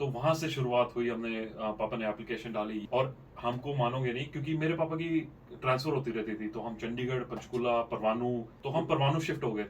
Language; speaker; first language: Hindi; native; Hindi